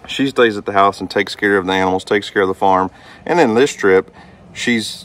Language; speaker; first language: English; native; English